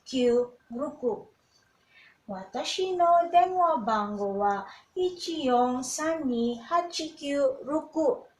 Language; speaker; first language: Japanese; non-native, learner; Filipino